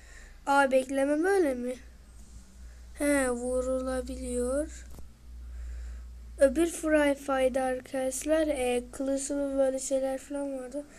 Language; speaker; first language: Turkish; native; Turkish